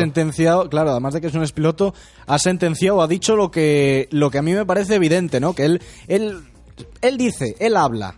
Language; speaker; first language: Spanish; native; Spanish